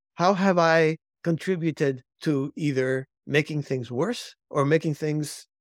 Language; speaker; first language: English; early bilingual, other home language; Spanish